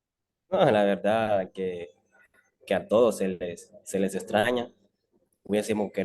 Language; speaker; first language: Spanish; native; Spanish